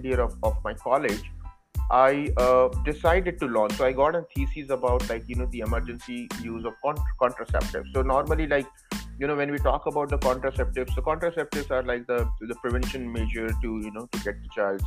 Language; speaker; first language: English; non-native, local second language; Hindi